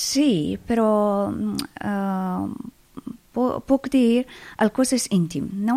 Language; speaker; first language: Catalan; non-native, fluent; Persian